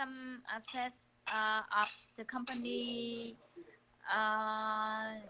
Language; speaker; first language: English; non-native, learner; Vietnamese